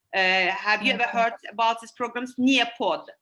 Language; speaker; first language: English; non-native, fluent; Azerbaijani